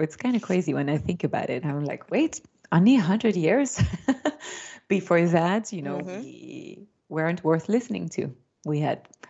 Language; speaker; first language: English; non-native, fluent; French